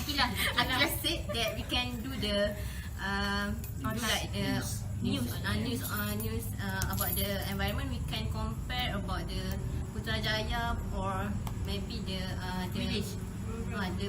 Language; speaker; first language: English; non-native, local second language; Malay